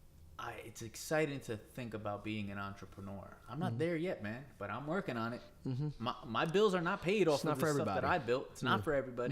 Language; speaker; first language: English; native; English